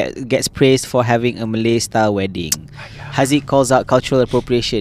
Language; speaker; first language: English; non-native, local second language; Malay